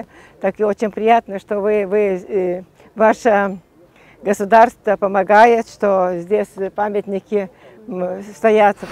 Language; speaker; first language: Russian; non-native, fluent; Lithuanian